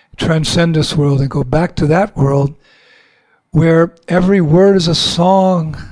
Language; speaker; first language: English; native; English